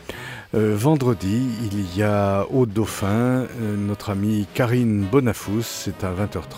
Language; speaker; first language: French; native; French